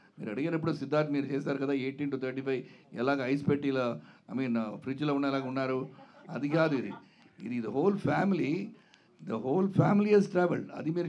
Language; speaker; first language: Telugu; non-native, fluent; Tamil